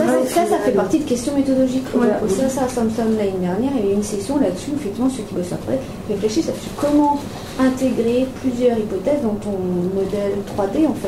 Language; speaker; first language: French; native; French